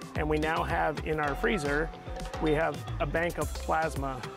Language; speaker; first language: English; native; English